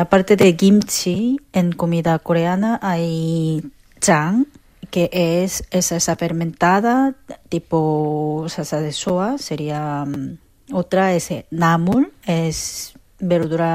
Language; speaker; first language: Spanish; non-native, fluent; Korean